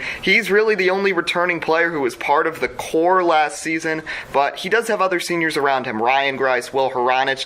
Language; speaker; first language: English; native; English